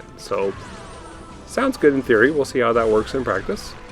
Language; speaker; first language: English; native; English